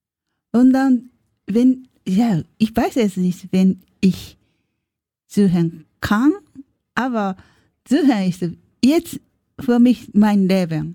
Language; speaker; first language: German; non-native, learner; Japanese